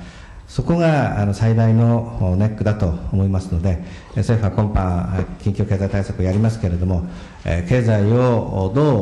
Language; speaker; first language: Japanese; native; Japanese